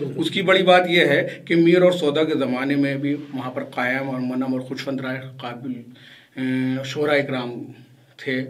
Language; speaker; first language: Urdu; native; Urdu